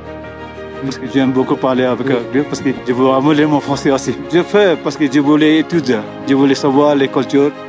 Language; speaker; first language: French; non-native, learner; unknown